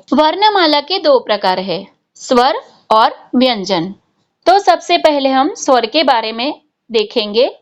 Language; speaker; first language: Hindi; non-native, local second language; Gujarati